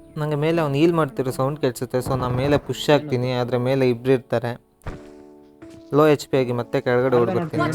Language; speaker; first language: Kannada; native; Kannada